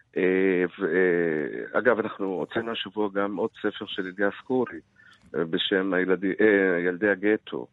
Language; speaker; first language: Hebrew; early bilingual, other home language; Arabic